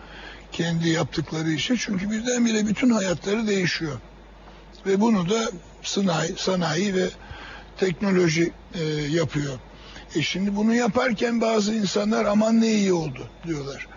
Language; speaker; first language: Turkish; native; Turkish